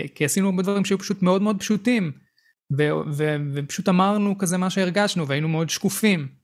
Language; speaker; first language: Hebrew; native; Hebrew